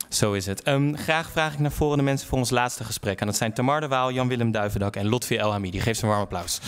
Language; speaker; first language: Dutch; native; Dutch